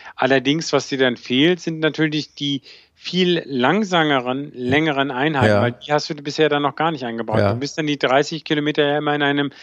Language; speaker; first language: German; native; German